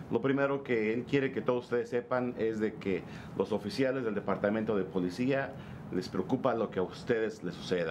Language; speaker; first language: Spanish; native; Spanish